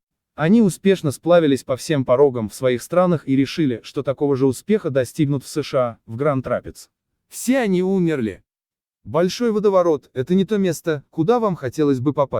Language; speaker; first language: Russian; native; Russian